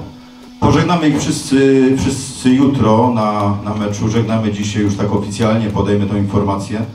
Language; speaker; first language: Polish; native; Polish